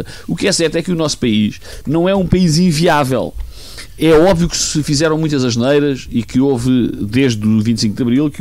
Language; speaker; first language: Portuguese; native; Portuguese